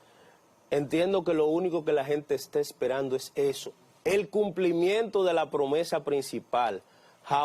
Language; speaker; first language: Spanish; native; Spanish